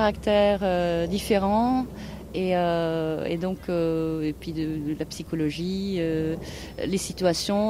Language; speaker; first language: French; non-native, fluent; Norwegian